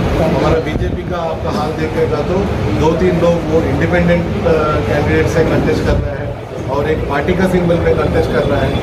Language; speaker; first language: Hindi; non-native, local second language; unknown